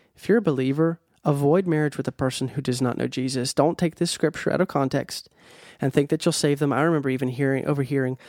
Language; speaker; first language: English; native; English